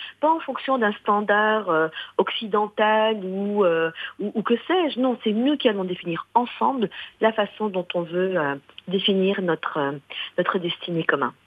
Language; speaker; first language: French; early bilingual, other home language; Arabic